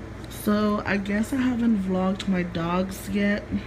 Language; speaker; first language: English; early bilingual, other home language; Spanish